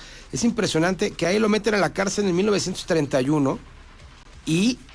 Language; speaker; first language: Spanish; native; Spanish